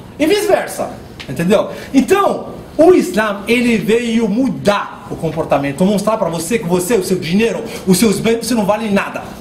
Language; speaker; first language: Portuguese; non-native, fluent; Arabic